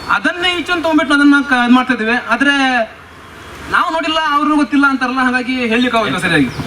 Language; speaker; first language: Kannada; non-native, local second language; Konkani